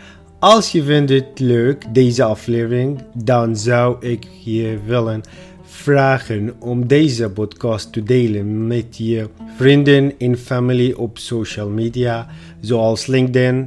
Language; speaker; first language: Dutch; non-native, fluent; Arabic